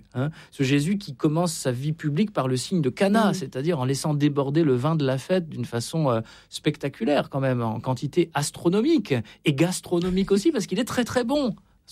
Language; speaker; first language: French; native; French